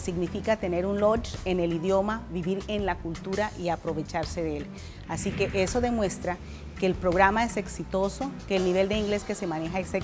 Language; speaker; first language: Spanish; non-native, local second language; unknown